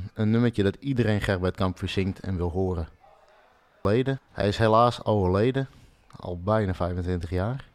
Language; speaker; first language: Dutch; native; Dutch